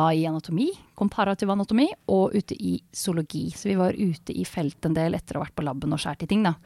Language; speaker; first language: Norwegian; native; Norwegian